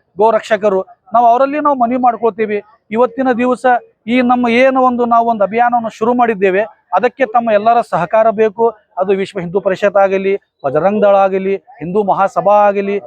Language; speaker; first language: Kannada; non-native, local second language; Urdu